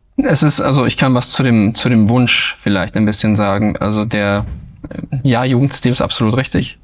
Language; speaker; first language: German; native; German